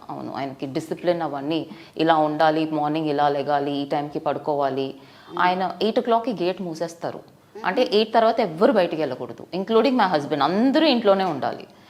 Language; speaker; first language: Telugu; non-native, fluent; Tamil